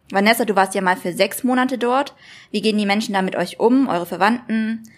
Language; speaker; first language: German; early bilingual, other home language; Vietnamese